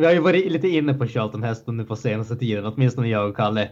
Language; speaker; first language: Swedish; native; Swedish